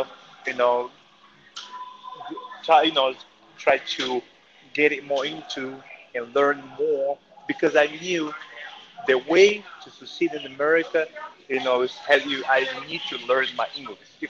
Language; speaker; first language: English; non-native, fluent; Portuguese